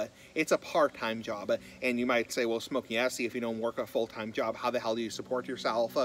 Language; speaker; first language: English; native; English